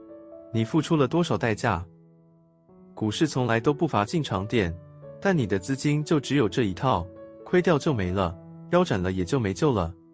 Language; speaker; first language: Chinese; native; Chinese